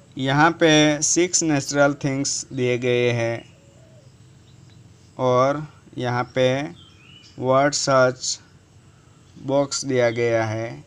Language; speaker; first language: Hindi; non-native, local second language; Gujarati